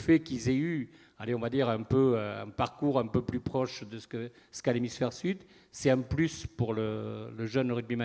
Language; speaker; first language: French; native; French